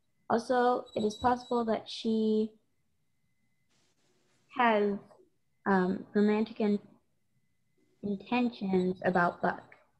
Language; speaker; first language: English; native; English